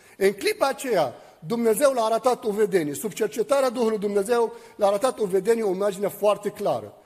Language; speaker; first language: Romanian; non-native, fluent; Arabic